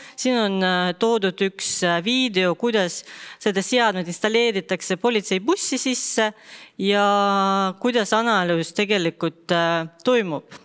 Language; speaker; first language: Estonian; non-native, local second language; Russian